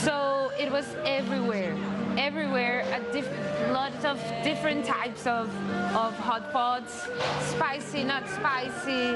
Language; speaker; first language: English; non-native, fluent; Portuguese